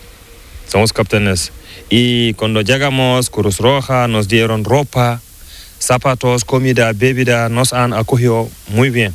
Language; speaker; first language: Spanish; non-native, learner; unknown